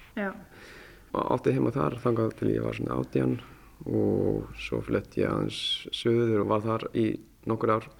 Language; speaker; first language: Icelandic; early bilingual, heritage; Icelandic